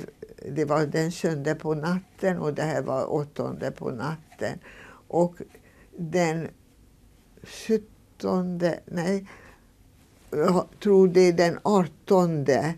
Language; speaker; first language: Swedish; non-native, fluent; Hungarian